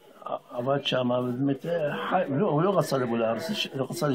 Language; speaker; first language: Hebrew; non-native, fluent; Arabic